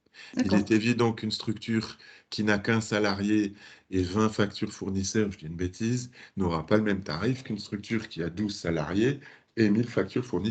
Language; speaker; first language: French; native; French